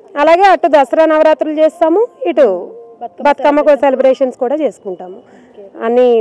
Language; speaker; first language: Telugu; native; Telugu